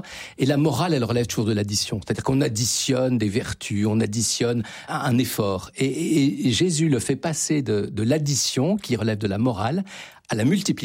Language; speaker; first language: French; native; French